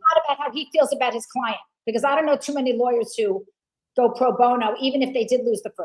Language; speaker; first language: English; native; English